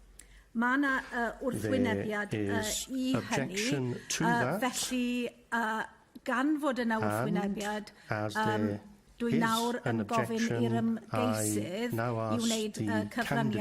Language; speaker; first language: Welsh; native; Welsh